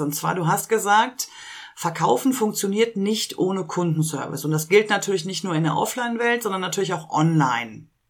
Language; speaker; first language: German; native; German